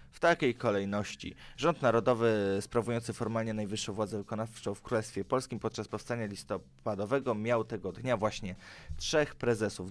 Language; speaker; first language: Polish; native; Polish